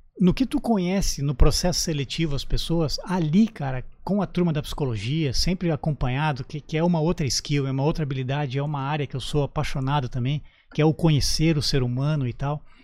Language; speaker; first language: Portuguese; native; Portuguese